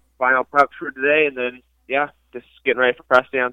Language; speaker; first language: English; native; English